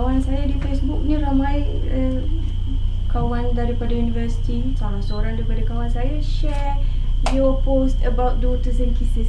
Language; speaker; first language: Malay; non-native, fluent; Bosnian